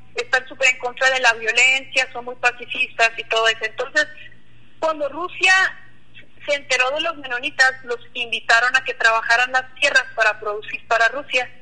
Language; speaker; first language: Spanish; non-native, local second language; Plautdietsch